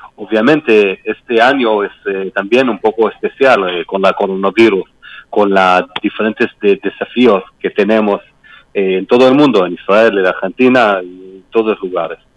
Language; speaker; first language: Spanish; non-native, learner; Hebrew